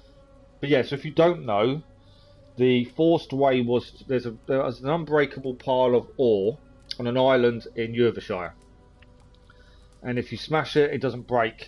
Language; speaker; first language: English; native; English